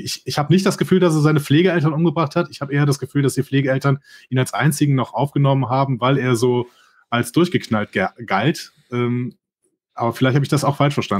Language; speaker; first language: German; native; German